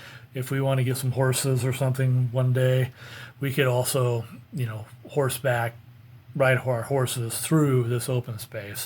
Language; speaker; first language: English; native; English